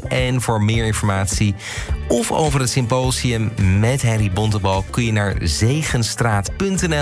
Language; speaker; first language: Dutch; native; Dutch